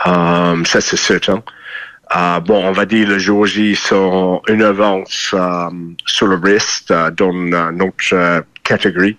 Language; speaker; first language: French; non-native, fluent; English